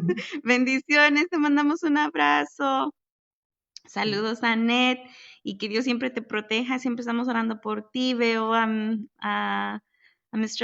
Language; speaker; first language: Spanish; native; Spanish